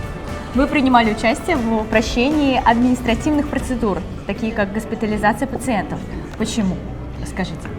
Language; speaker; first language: Russian; native; Russian